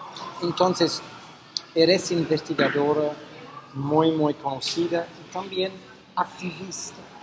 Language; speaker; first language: Spanish; non-native, fluent; English